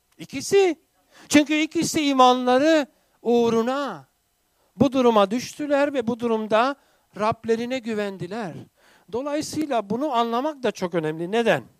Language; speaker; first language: Turkish; non-native, fluent; English